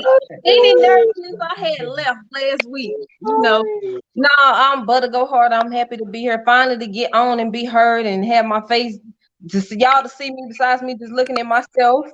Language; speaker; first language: English; native; English